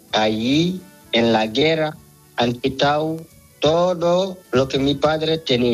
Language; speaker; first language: Spanish; non-native, learner; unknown